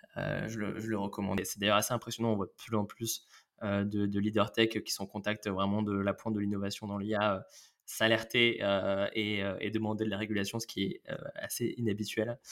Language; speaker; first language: French; native; French